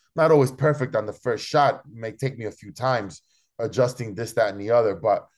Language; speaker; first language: English; early bilingual, other home language; Spanish